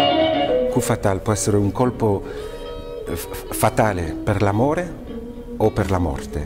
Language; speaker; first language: Italian; non-native, fluent; French